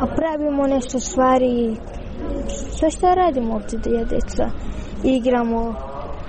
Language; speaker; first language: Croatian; non-native, learner; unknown